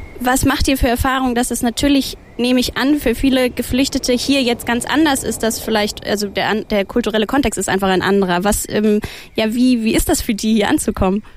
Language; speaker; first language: German; native; German